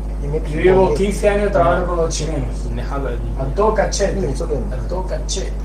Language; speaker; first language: Spanish; non-native, fluent; Chinese